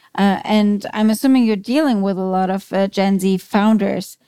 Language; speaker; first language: English; non-native, fluent; German